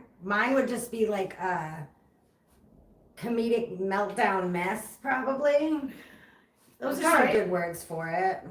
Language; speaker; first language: English; native; English